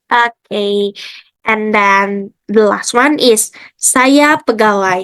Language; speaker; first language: English; non-native, fluent; Indonesian